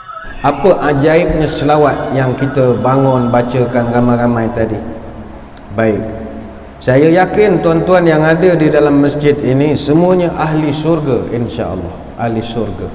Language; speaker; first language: Malay; native; Malay